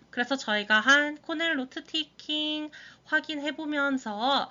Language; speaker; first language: Korean; early bilingual, heritage; Korean